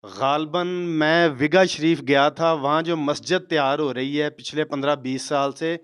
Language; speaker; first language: Urdu; non-native, local second language; Punjabi